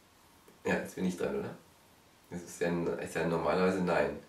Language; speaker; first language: German; native; German